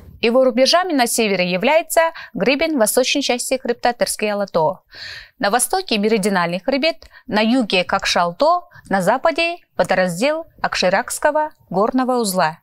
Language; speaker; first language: Russian; non-native, local second language; Kyrgyz